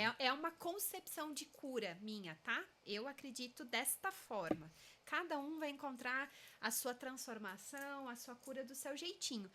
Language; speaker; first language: Portuguese; native; Portuguese